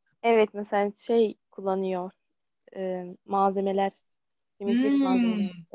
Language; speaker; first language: Turkish; non-native, learner; Arabic